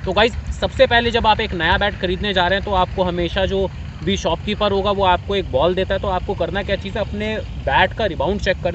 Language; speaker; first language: Hindi; native; Hindi